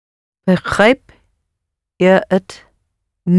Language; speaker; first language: Dutch; non-native, learner; English